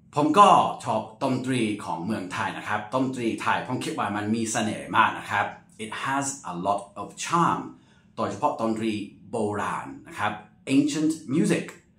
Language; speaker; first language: Thai; non-native, fluent; English